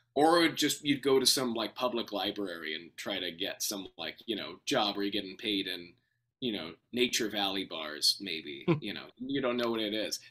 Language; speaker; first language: English; native; English